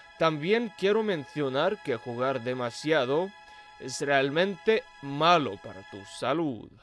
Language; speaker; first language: Spanish; non-native, fluent; Russian